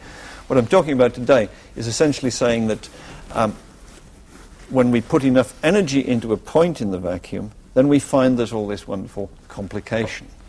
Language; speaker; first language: English; native; English